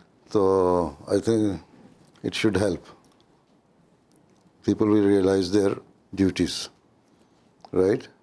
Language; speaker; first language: English; non-native, local second language; Urdu